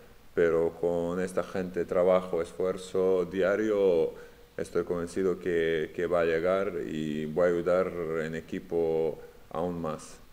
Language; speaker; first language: Spanish; non-native, fluent; Serbian